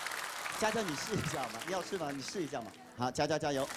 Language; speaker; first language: Chinese; native; Chinese